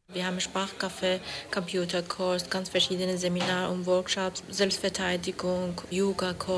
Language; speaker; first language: German; non-native, learner; Persian